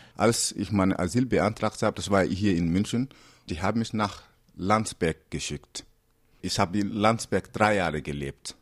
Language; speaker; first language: German; non-native, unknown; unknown